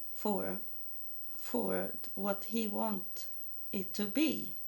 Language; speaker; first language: English; non-native, learner; Swedish